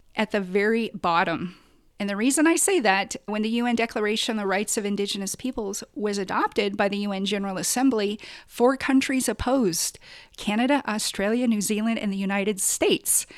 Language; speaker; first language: English; native; English